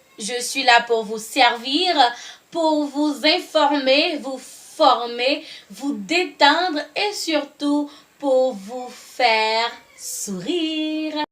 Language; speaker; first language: French; non-native, local second language; Haitian Creole